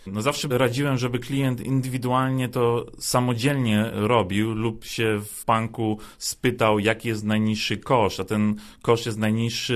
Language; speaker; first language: Polish; early bilingual, other home language; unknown